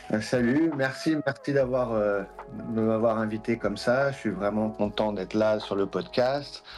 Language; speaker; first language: French; early bilingual, other home language; Portuguese